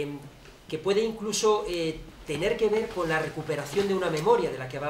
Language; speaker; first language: Spanish; native; Spanish